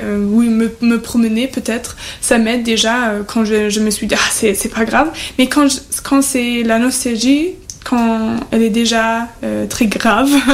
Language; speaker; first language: French; non-native, fluent; German